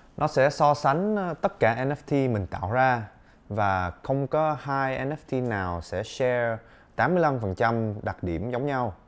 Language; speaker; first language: Vietnamese; early bilingual, heritage; Vietnamese